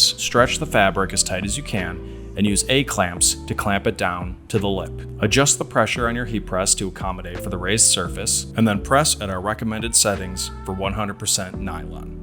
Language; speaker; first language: English; native; English